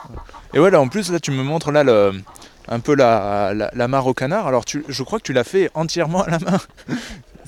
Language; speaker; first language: French; native; French